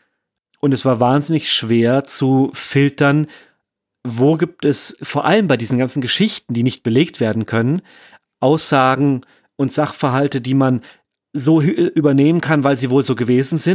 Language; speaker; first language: German; native; German